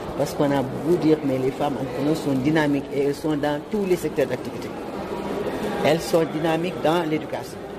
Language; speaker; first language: French; non-native, local second language; Wolof